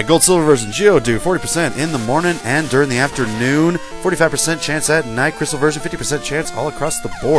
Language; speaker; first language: English; native; English